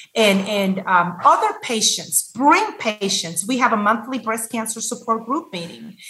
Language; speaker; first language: English; non-native, fluent; Spanish